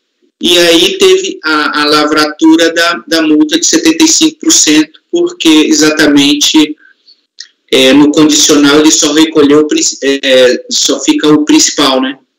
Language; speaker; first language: Portuguese; native; Portuguese